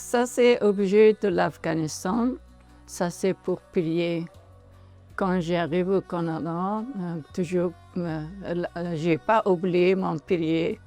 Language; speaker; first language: French; non-native, learner; Persian